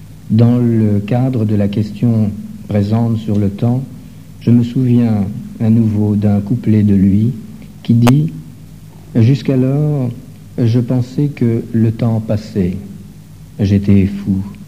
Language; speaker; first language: French; native; French